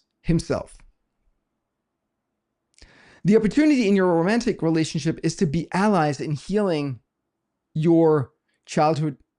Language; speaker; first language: English; non-native, fluent; Danish